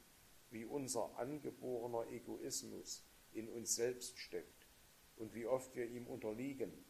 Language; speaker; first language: German; native; German